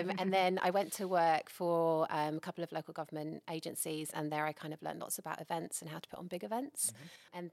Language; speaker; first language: English; native; English